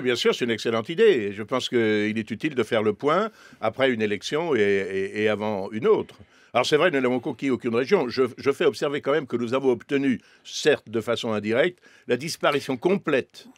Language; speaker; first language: French; native; French